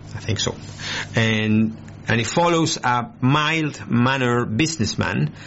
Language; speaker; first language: English; non-native, fluent; Spanish